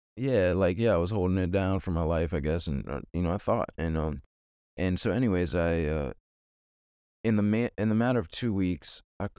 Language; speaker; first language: English; native; English